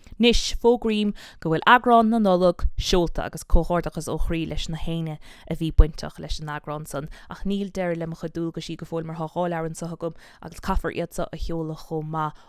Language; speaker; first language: Irish; native; Irish